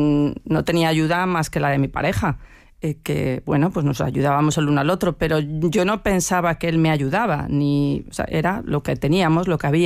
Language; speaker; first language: Spanish; native; Spanish